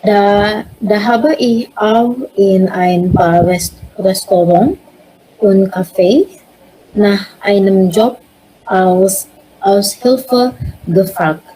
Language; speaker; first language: German; non-native, learner; Indonesian